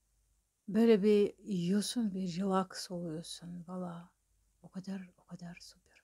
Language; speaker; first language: Turkish; non-native, fluent; Russian